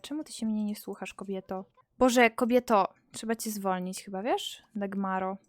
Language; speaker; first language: Polish; native; Polish